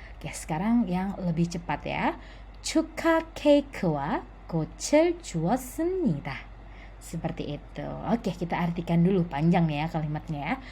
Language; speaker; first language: Indonesian; native; Indonesian